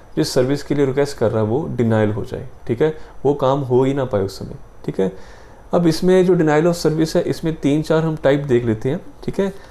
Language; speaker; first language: Hindi; non-native, local second language; Punjabi